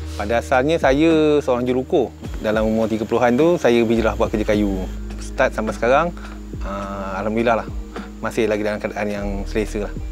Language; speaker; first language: Malay; native; Malay